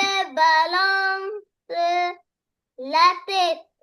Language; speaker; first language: French; non-native, learner; Arabic